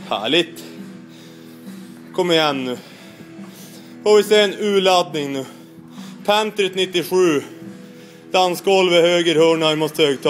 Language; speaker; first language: Swedish; native; Swedish